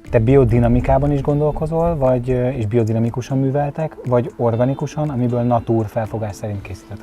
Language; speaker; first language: Hungarian; native; Hungarian